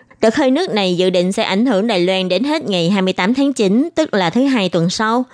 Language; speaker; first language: Vietnamese; native; Vietnamese